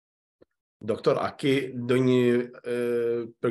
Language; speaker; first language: Albanian; native; Albanian